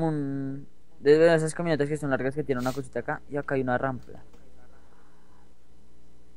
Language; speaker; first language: Spanish; native; Spanish